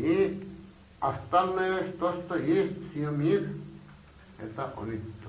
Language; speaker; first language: Russian; non-native, learner; Bangla